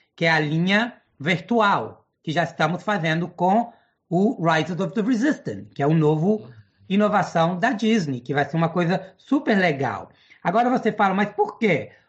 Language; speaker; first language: Portuguese; non-native, fluent; English